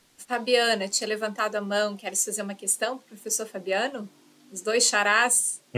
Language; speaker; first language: Portuguese; native; Portuguese